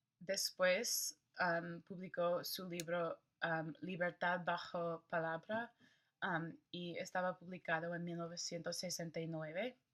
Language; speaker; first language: Spanish; non-native, learner; English